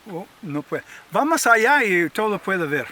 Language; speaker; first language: Spanish; non-native, learner; English